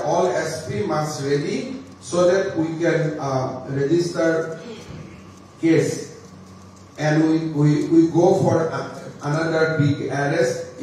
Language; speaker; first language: English; non-native, local second language; Assamese